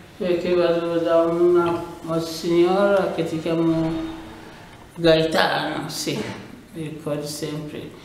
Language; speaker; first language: Italian; non-native, learner; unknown